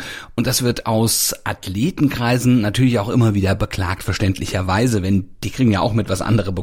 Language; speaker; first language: German; native; German